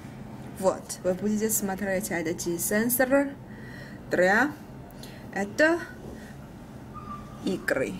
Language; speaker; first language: Russian; non-native, learner; Chinese